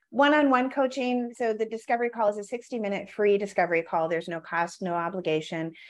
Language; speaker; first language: English; native; English